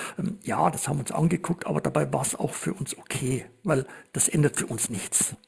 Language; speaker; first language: German; native; German